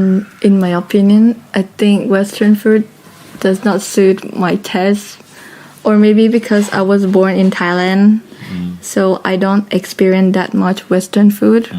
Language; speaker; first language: English; non-native, fluent; Thai